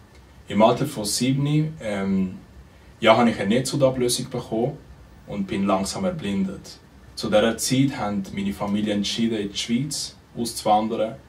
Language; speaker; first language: German; early bilingual, other home language; Spanish